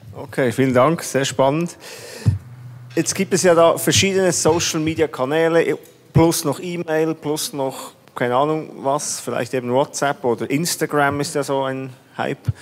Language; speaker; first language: German; native; German